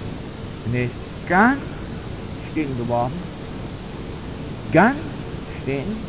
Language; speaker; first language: German; non-native, fluent; English